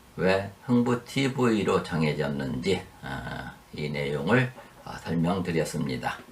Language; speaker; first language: Korean; native; Korean